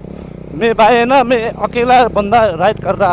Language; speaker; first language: Hindi; non-native, learner; Nepali